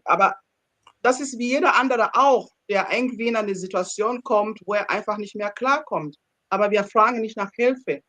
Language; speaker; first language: German; non-native, fluent; Ganda